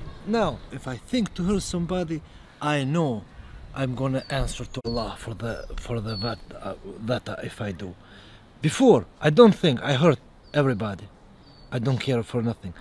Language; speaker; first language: English; non-native, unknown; Albanian